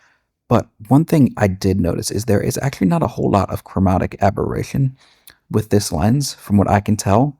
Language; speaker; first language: English; native; English